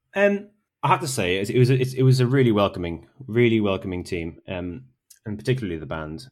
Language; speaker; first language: English; native; English